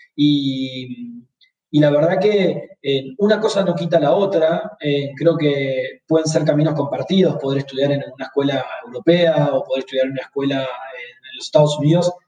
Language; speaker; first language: Spanish; native; Spanish